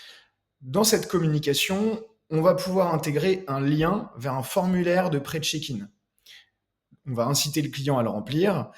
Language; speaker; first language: French; native; French